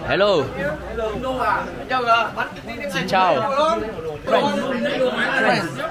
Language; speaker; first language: English; non-native, learner; French